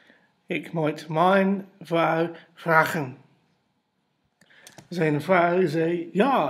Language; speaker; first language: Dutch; non-native, learner; English